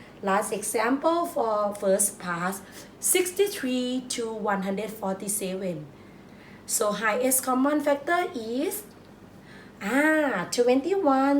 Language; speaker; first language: English; non-native, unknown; Thai